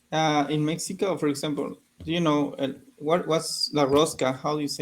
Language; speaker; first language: English; non-native, learner; Spanish